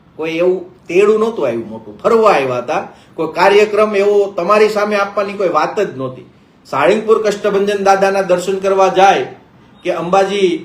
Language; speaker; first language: Gujarati; native; Gujarati